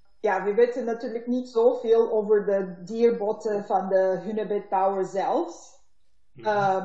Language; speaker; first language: Dutch; non-native, learner; Turkish